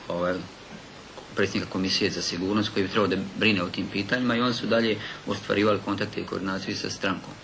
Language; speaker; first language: Bosnian; native; Bosnian